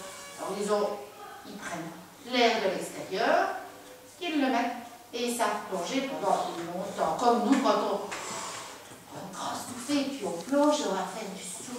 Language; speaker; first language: French; native; French